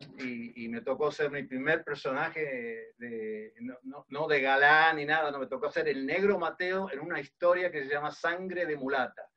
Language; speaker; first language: Spanish; early bilingual, other home language; Dutch